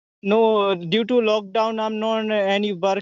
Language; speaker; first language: English; non-native, learner; Hindi